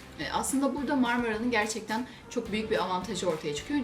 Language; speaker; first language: Turkish; native; Turkish